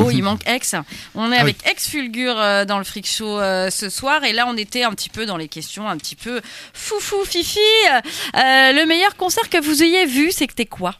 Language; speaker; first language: French; native; French